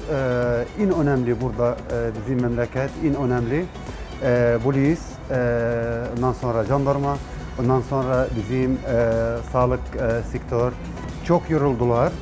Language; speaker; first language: Turkish; non-native, learner; Arabic